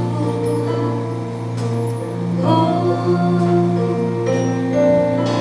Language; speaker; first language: Indonesian; native; Indonesian